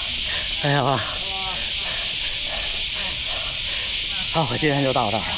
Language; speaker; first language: Chinese; native; Chinese